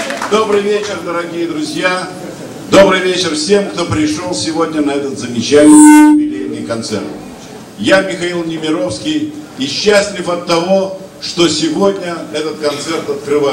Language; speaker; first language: Russian; native; Russian